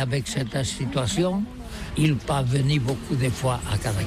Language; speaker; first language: French; non-native, learner; Catalan